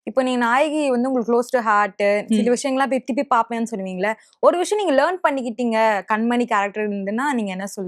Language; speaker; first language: Tamil; native; Tamil